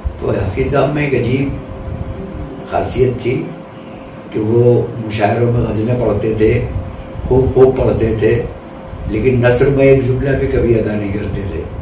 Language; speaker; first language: Urdu; native; Urdu